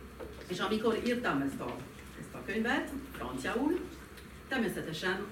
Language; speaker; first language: Hungarian; non-native, fluent; French